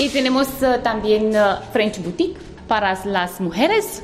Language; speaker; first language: Spanish; non-native, learner; Romanian